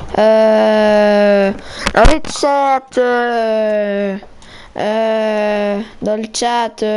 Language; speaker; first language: French; native; French